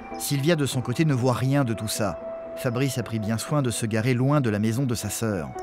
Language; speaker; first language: French; native; French